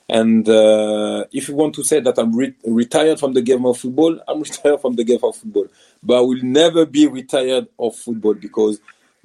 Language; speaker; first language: English; non-native, fluent; French